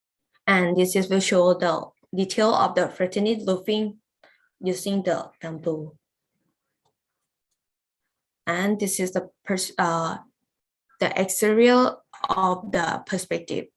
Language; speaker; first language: English; non-native, learner; Lao